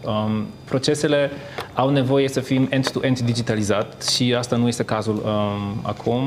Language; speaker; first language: Romanian; non-native, fluent; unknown